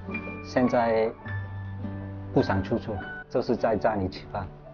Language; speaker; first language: Chinese; non-native, local second language; Cantonese